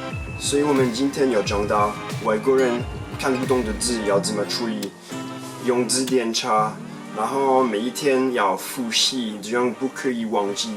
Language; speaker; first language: Chinese; non-native, fluent; French